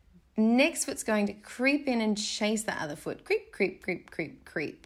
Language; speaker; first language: English; native; English